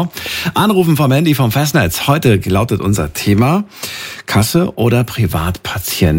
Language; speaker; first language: German; native; German